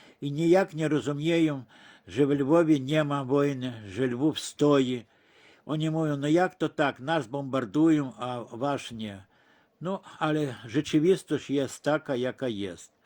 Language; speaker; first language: Polish; early bilingual, heritage; Polish